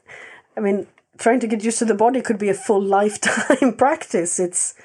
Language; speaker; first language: English; non-native, fluent; Swedish